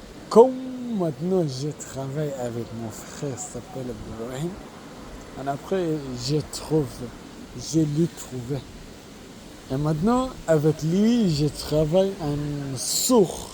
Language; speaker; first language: French; non-native, learner; Arabic